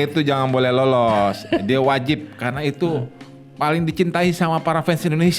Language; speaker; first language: Indonesian; native; Indonesian